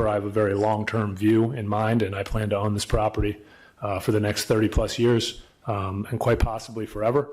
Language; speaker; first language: English; native; English